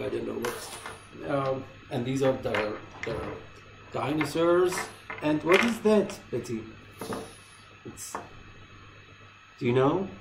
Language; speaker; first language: English; non-native, fluent; Persian